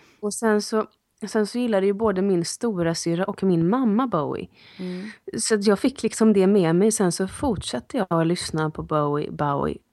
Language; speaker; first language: Swedish; native; Swedish